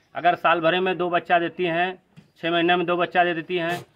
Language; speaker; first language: Hindi; native; Hindi